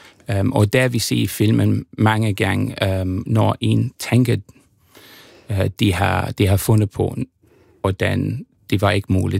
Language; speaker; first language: Danish; non-native, fluent; German